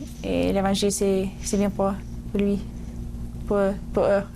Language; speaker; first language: French; non-native, learner; English